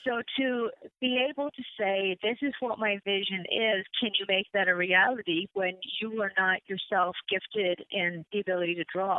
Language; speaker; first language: English; native; English